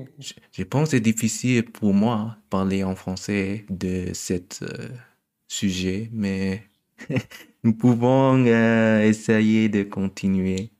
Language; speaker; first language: French; non-native, learner; German